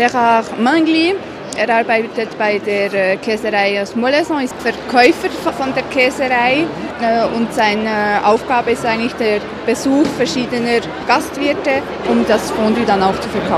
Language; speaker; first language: German; native; German